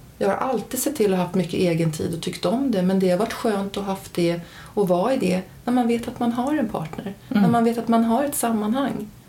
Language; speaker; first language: Swedish; early bilingual, heritage; Swedish